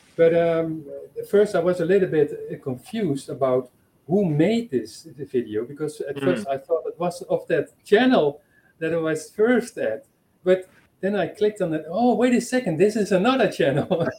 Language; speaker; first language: English; non-native, fluent; Dutch